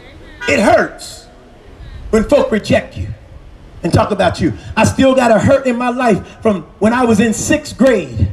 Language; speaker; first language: English; native; English